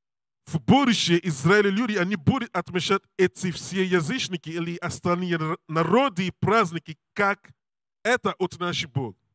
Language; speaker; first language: Russian; non-native, learner; English